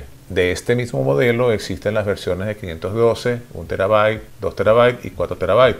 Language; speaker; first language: Spanish; native; Spanish